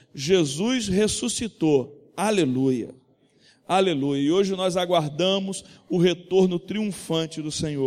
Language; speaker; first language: Portuguese; native; Portuguese